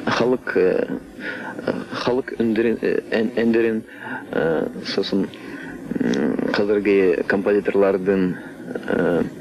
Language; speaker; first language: Kazakh; non-native, local second language; Russian